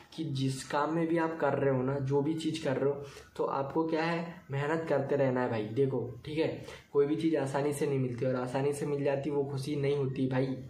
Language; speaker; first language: Hindi; native; Hindi